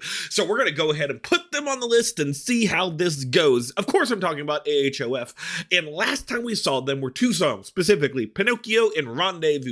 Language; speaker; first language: English; native; English